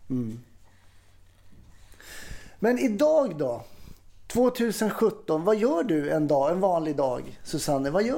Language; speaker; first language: Swedish; native; Swedish